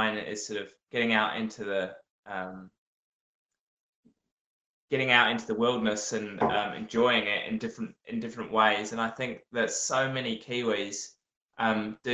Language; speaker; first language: English; native; English